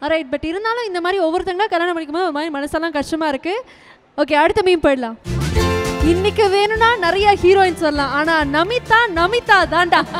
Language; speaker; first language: Tamil; native; Tamil